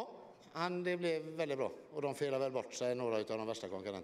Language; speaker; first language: Swedish; native; Swedish